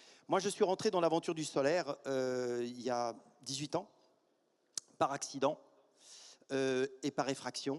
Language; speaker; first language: French; native; French